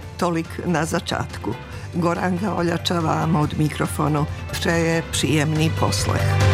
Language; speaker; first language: Czech; non-native, fluent; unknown